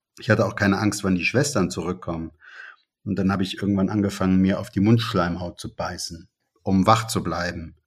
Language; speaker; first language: German; native; German